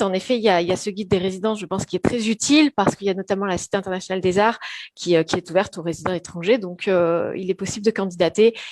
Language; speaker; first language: French; native; French